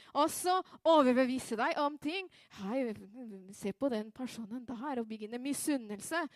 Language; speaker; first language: Norwegian; non-native, fluent; Spanish